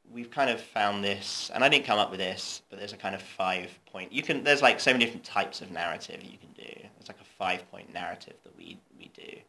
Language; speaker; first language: English; native; English